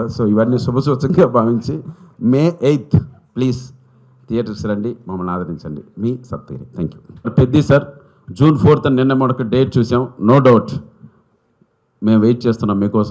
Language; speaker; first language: Telugu; native; Telugu